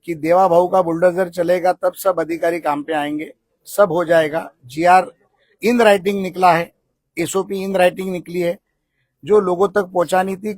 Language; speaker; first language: Hindi; non-native, local second language; Marathi